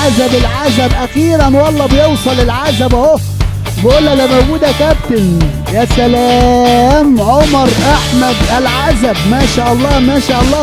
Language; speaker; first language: Arabic; native; Arabic